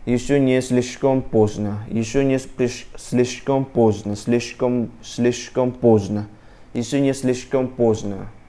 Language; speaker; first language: Russian; non-native, learner; Indonesian